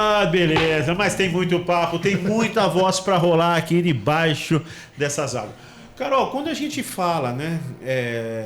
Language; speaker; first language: Portuguese; native; Portuguese